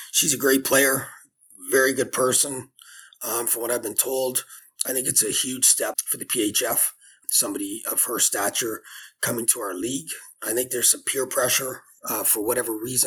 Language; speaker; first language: English; native; English